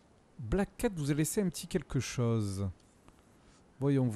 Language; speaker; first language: French; native; French